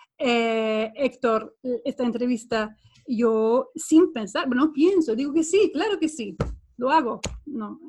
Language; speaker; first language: Spanish; non-native, fluent; Swedish